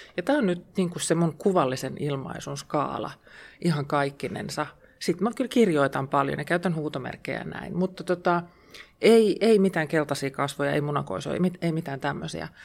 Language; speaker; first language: Finnish; native; Finnish